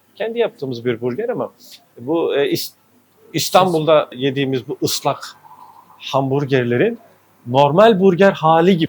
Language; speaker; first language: Turkish; native; Turkish